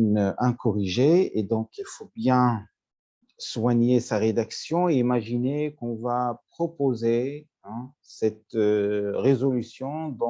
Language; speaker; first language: French; non-native, local second language; Arabic